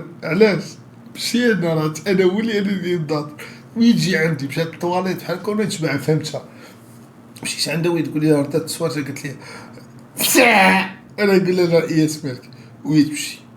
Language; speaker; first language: Arabic; native; Arabic